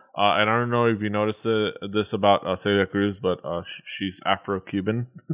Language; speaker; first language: English; native; English